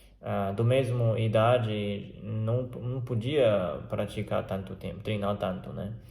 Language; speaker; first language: Portuguese; non-native, learner; Chinese